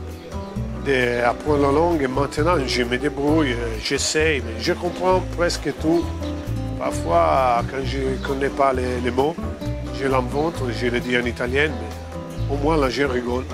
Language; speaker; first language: French; non-native, fluent; Italian